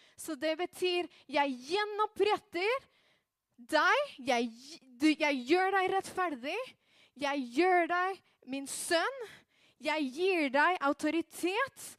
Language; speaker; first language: Norwegian; non-native, fluent; Spanish